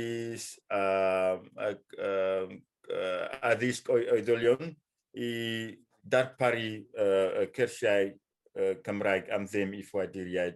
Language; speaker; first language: Welsh; non-native, fluent; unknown